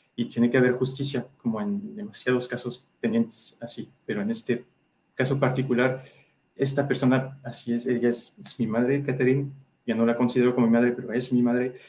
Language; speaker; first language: Spanish; non-native, fluent; French